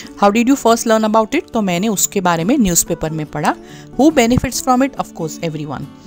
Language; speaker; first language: Hindi; non-native, local second language; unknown